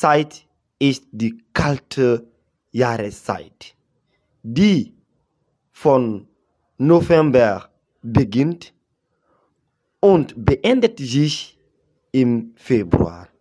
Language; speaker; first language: German; non-native, learner; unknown